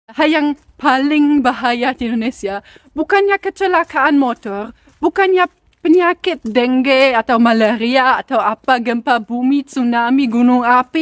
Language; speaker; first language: Indonesian; non-native, fluent; German